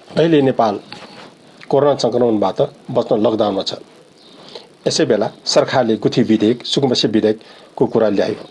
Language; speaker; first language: Nepali; non-native, local second language; Newari